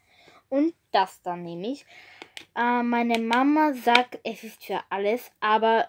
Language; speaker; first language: German; non-native, learner; Bulgarian